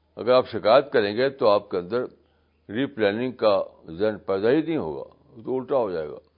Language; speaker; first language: Urdu; native; Urdu